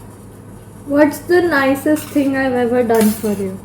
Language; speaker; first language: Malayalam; early bilingual, heritage; Malayalam